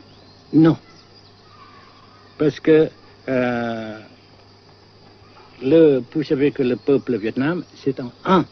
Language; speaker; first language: French; non-native, fluent; Vietnamese